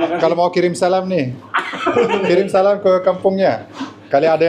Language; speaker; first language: Indonesian; non-native, fluent; Arabic